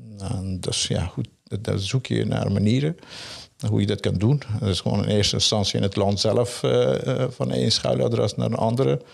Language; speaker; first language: Dutch; non-native, fluent; Persian